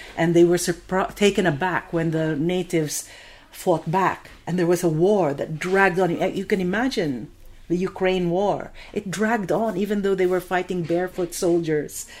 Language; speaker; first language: English; non-native, local second language; Filipino